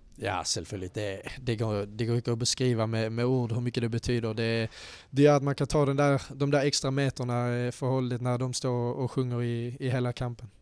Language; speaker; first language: Swedish; native; Swedish